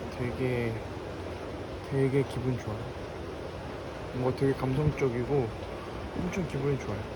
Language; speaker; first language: Korean; native; Korean